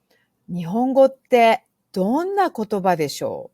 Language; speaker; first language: Japanese; non-native, fluent; English